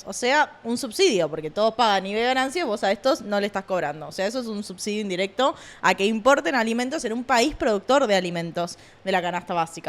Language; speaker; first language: Spanish; native; Spanish